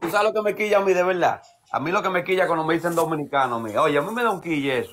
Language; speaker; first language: Spanish; early bilingual, heritage; Spanish